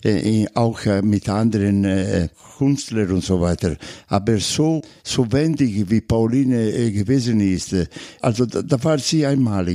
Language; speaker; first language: German; non-native, fluent; Italian